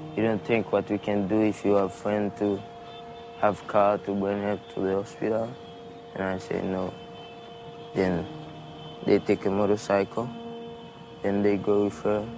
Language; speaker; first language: English; non-native, learner; Haitian Creole